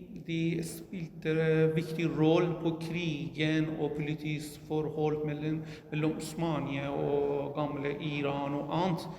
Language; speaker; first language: Norwegian; non-native, learner; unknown